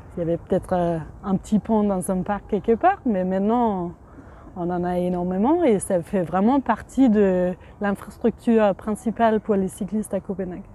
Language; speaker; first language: French; non-native, fluent; Danish